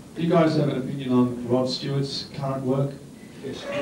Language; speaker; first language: English; native; English